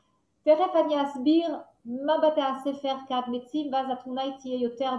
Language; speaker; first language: Hebrew; non-native, fluent; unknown